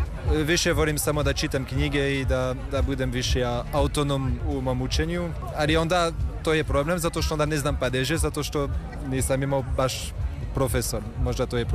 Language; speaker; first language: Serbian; non-native, fluent; French